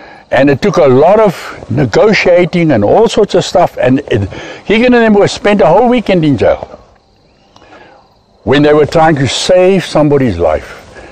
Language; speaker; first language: English; non-native, local second language; Afrikaans